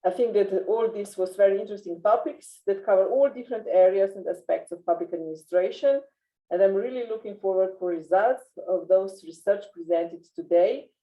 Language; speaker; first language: English; non-native, fluent; Slovenian